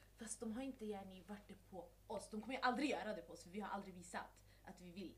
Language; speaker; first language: Swedish; early bilingual, other home language; Somali